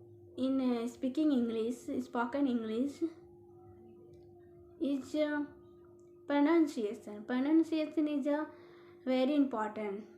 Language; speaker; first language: English; non-native, learner; Hindi